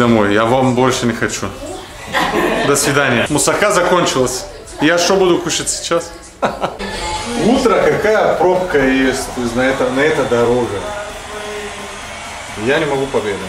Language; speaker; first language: Russian; non-native, learner; Bulgarian